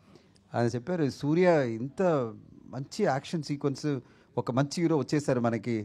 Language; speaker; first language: Telugu; non-native, fluent; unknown